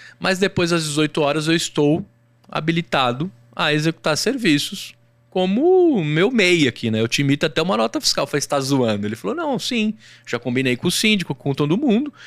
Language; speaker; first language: Portuguese; native; Portuguese